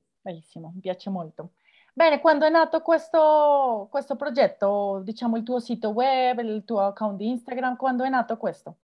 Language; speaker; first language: Italian; non-native, fluent; Spanish